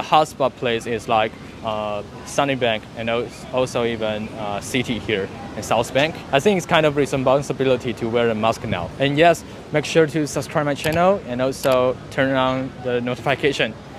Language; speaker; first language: English; non-native, fluent; Chinese